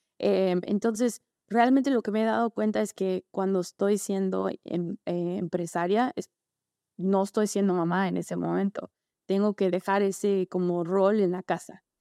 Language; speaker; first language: Spanish; early bilingual, heritage; Spanish